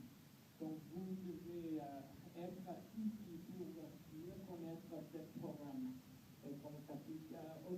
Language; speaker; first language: French; non-native, learner; English